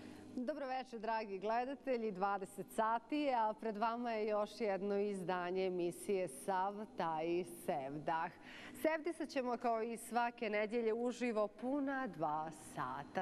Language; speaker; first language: Bosnian; native; Bosnian